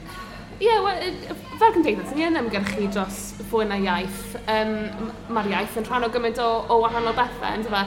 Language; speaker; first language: Welsh; native; Welsh